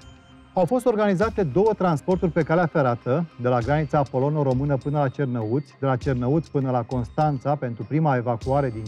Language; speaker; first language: Romanian; native; Romanian